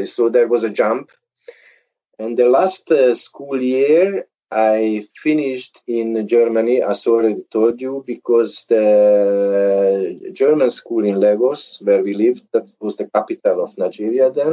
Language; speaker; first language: English; early bilingual, other home language; Hungarian